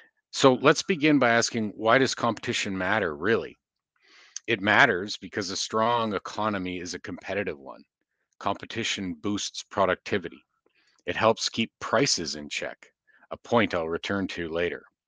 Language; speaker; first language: English; native; English